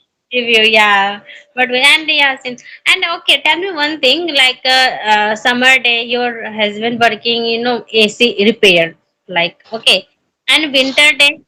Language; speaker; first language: English; non-native, learner; Hindi